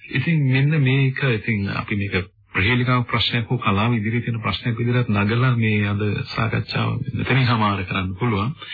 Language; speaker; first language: Sinhala; native; Sinhala